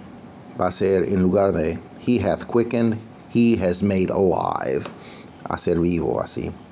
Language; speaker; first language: Spanish; non-native, fluent; English